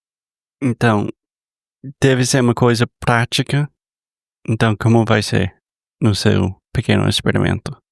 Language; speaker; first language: Portuguese; non-native, fluent; English